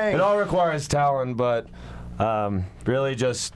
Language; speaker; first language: English; native; English